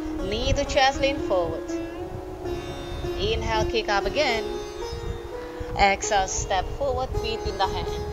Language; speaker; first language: English; non-native, fluent; Indonesian